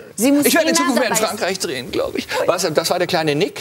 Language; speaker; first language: German; native; German